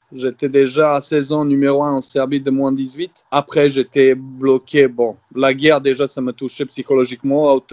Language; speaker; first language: French; non-native, fluent; Serbian